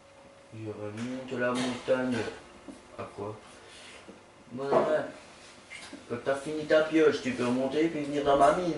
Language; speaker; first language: French; native; French